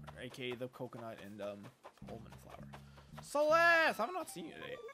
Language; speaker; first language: English; native; English